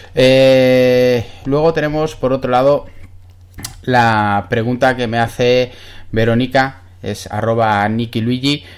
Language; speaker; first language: Spanish; native; Spanish